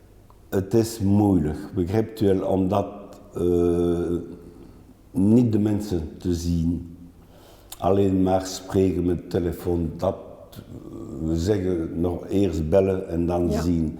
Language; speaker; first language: Dutch; non-native, local second language; French